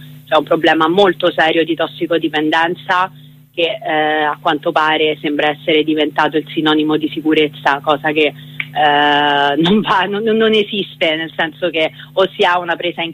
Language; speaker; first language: Italian; native; Italian